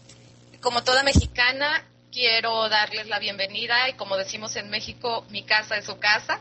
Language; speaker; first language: Spanish; native; Spanish